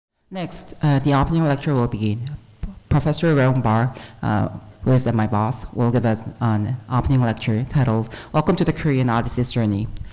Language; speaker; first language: English; non-native, fluent; Korean